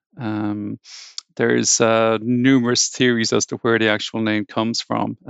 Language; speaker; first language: English; native; English